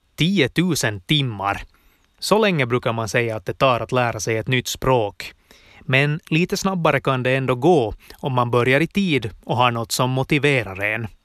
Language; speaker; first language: Swedish; native; Swedish